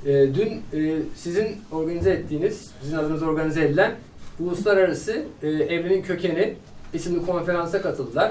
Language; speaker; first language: Turkish; native; Turkish